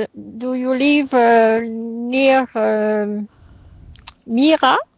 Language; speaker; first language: English; non-native, learner; French